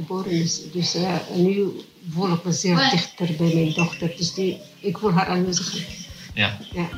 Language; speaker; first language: Dutch; non-native, learner; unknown